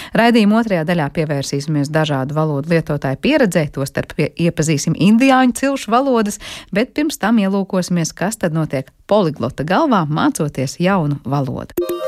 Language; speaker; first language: Latvian; native; Latvian